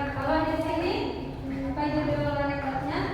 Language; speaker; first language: Indonesian; native; Indonesian